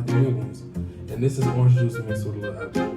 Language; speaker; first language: English; native; English